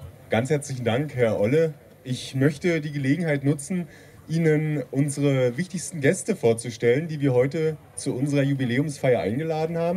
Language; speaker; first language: German; native; German